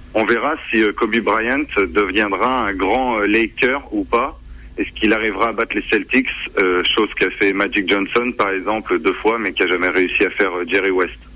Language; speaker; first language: French; native; French